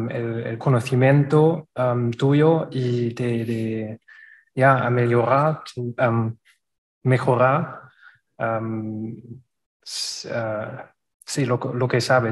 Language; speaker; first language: Spanish; non-native, learner; German